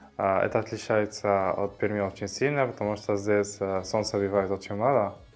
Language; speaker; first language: Russian; non-native, fluent; Arabic